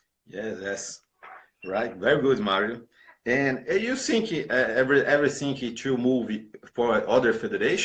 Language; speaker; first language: English; non-native, learner; Portuguese